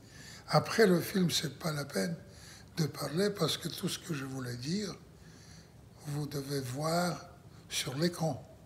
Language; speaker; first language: French; non-native, learner; Russian